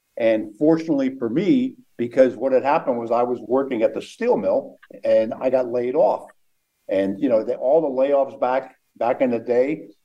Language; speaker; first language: English; native; English